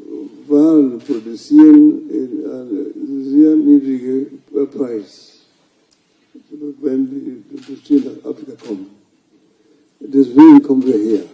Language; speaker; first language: German; non-native, learner; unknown